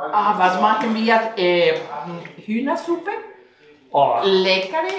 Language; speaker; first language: German; non-native, learner; Spanish